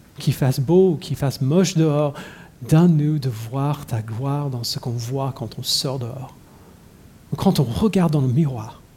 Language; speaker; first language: French; non-native, fluent; English